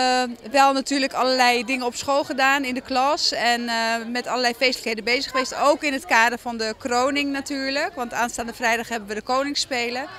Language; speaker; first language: Dutch; native; Dutch